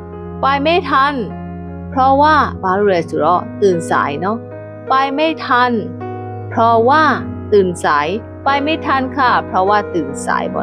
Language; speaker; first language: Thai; non-native, fluent; Burmese